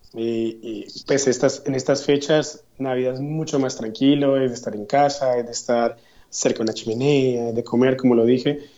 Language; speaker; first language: Spanish; native; Spanish